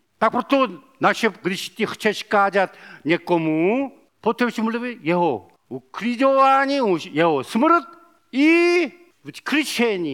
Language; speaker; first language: Czech; non-native, learner; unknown